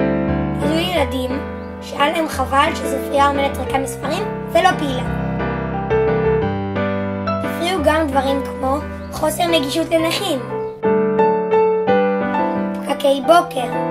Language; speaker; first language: Hebrew; native; Hebrew